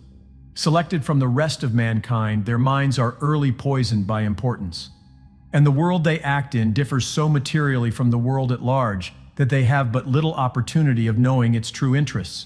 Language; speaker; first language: English; native; English